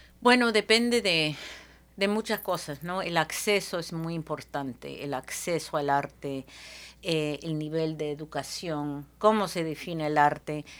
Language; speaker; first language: Spanish; early bilingual, heritage; Spanish